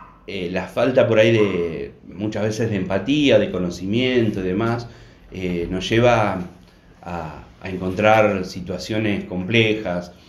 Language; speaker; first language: Spanish; native; Spanish